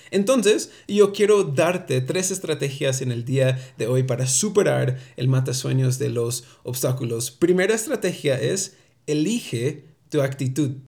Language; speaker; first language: Spanish; early bilingual, heritage; Spanish